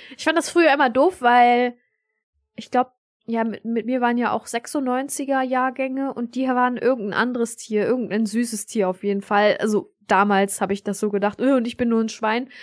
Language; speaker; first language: German; early bilingual, other home language; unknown